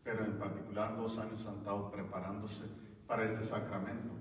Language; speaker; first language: Spanish; non-native, learner; English